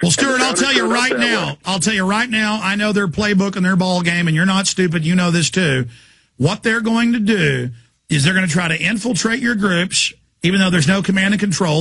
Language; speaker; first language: English; native; English